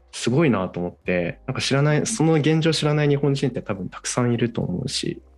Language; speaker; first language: Japanese; native; Japanese